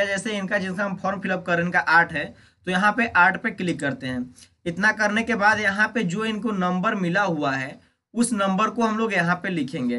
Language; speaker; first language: Hindi; native; Hindi